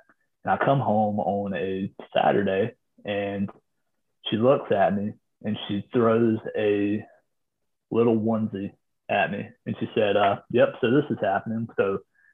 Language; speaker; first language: English; native; English